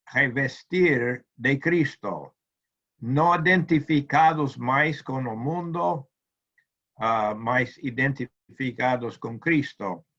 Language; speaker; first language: Spanish; non-native, learner; Portuguese